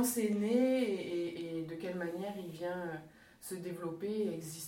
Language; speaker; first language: French; native; French